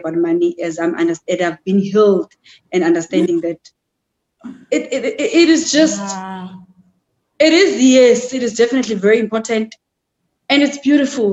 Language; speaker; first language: English; non-native, local second language; Zulu